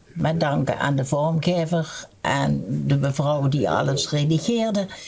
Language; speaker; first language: Dutch; native; Dutch